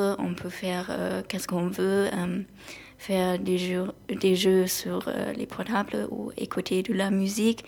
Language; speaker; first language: French; non-native, learner; German